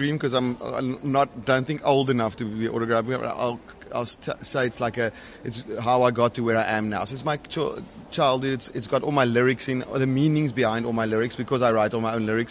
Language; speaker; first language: English; non-native, local second language; Afrikaans